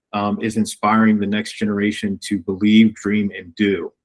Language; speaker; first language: English; native; English